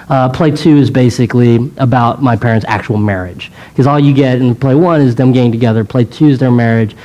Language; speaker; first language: English; native; English